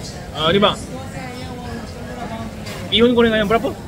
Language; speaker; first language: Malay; non-native, fluent; Korean